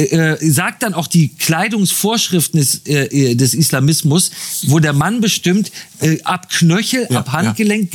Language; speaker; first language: German; native; German